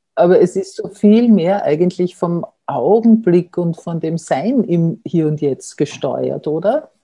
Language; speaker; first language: German; native; German